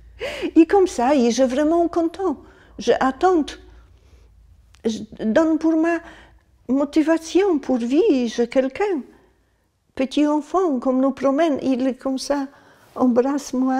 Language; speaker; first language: French; non-native, learner; Polish